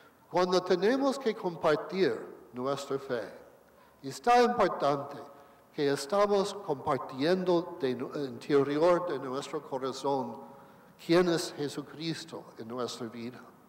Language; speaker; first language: Spanish; non-native, fluent; English